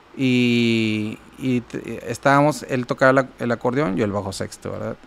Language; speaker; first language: Spanish; native; Spanish